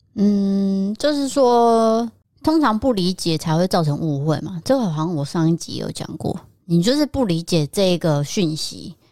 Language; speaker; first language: Chinese; native; Chinese